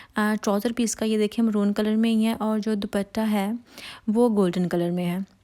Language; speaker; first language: Hindi; non-native, local second language; Punjabi